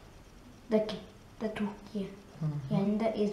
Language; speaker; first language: Portuguese; early bilingual, heritage; Turkish